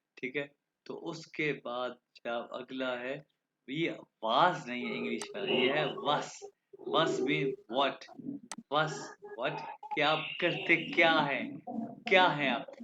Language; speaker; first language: Urdu; non-native, local second language; Punjabi